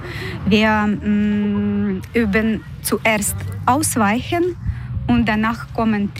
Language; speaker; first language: German; non-native, fluent; Portuguese